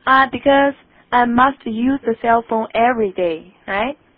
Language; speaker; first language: English; non-native, fluent; Chinese